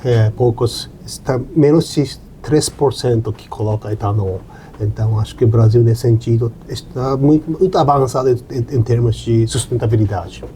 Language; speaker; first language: Portuguese; non-native, learner; Japanese